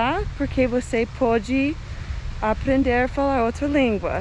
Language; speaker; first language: Portuguese; non-native, fluent; English